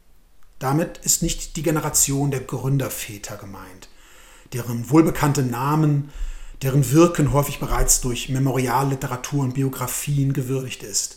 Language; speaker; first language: German; native; German